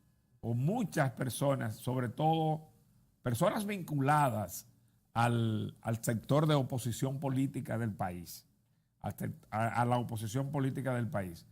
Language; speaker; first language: Spanish; native; Spanish